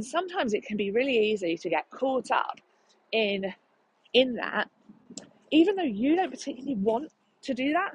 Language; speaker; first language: English; native; English